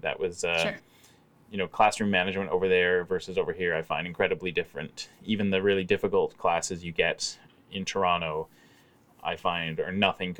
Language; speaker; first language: English; native; English